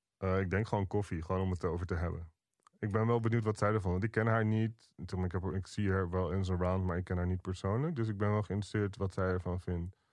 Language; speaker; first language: Dutch; native; Dutch